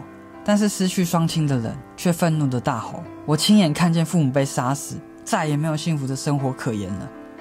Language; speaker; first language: Chinese; native; Chinese